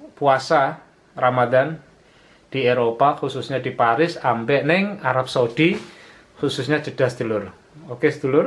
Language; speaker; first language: Malay; non-native, local second language; Javanese